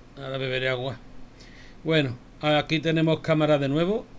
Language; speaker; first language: Spanish; native; Spanish